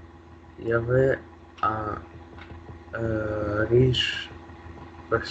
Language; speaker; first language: French; non-native, learner; Russian